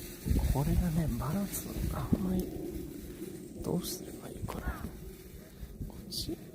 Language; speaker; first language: Japanese; non-native, fluent; English